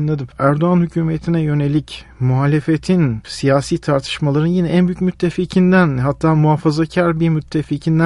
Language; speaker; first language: Turkish; native; Turkish